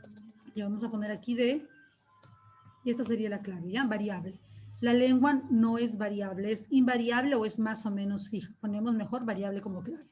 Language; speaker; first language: Spanish; native; Spanish